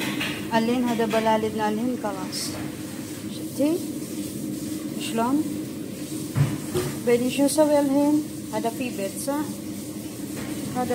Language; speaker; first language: Arabic; non-native, learner; Filipino